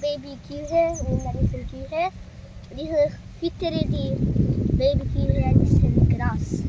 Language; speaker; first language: German; non-native, learner; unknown